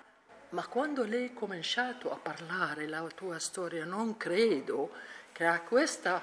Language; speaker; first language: Italian; non-native, learner; Arabic